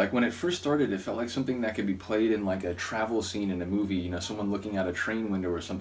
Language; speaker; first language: English; native; English